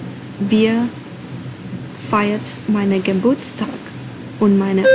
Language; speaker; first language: German; non-native, learner; English